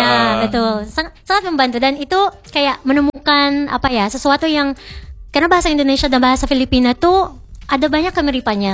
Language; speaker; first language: Indonesian; non-native, fluent; Filipino